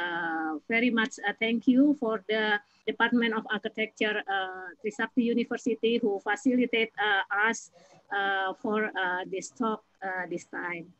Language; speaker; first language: English; non-native, fluent; Indonesian